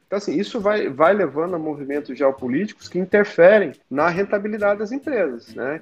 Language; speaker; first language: Portuguese; native; Portuguese